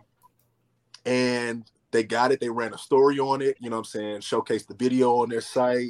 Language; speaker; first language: English; native; English